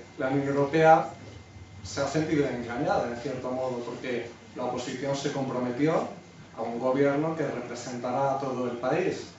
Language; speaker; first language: Spanish; native; Spanish